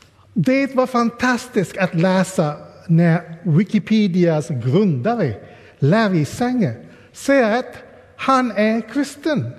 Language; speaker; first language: Swedish; non-native, fluent; English